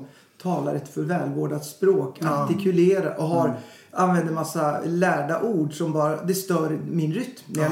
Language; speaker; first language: Swedish; native; Swedish